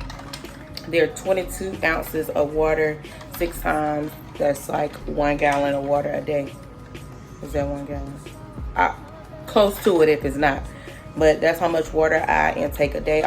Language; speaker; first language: English; native; English